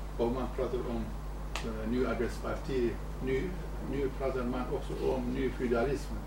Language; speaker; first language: Swedish; non-native, fluent; Kurdish